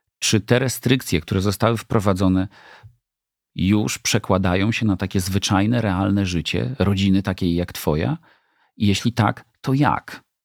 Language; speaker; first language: Polish; native; Polish